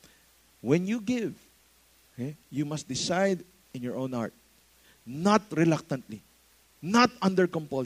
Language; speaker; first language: English; non-native, local second language; Filipino